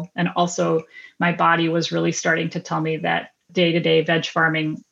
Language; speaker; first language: English; native; English